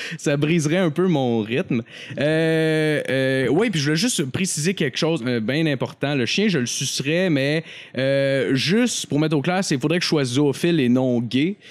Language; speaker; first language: French; native; French